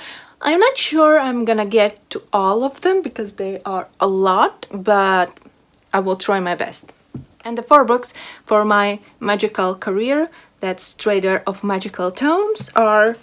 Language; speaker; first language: English; non-native, fluent; Latvian